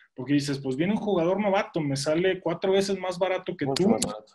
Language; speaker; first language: Spanish; native; Spanish